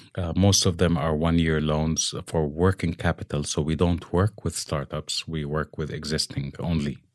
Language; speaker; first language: English; non-native, local second language; Arabic